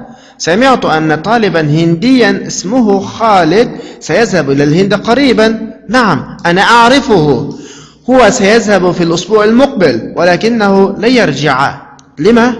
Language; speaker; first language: Arabic; non-native, fluent; Uyghur